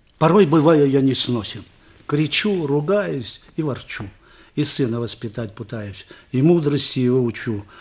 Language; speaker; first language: Russian; native; Russian